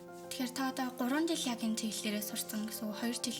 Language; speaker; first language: Mongolian; native; Mongolian